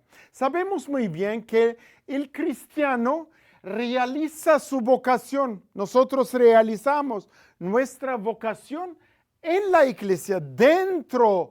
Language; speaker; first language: Spanish; non-native, fluent; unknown